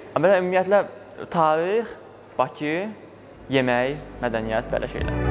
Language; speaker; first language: Azerbaijani; early bilingual, other home language; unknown